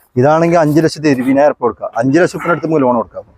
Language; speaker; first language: Malayalam; native; Malayalam